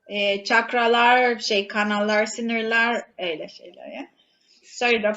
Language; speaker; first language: Turkish; non-native, learner; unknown